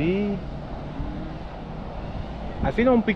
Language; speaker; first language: Spanish; non-native, learner; French